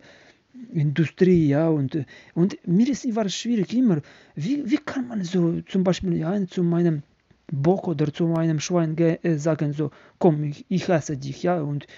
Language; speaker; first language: German; non-native, learner; Ukrainian